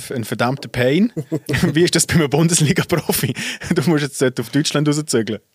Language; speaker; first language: Swiss German; native; Swiss German